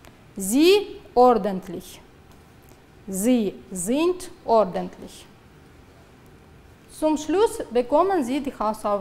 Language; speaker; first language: German; non-native, fluent; Uzbek